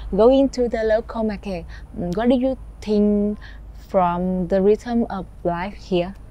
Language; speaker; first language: English; non-native, fluent; Vietnamese